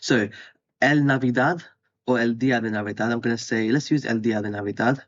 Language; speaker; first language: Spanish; non-native, fluent; English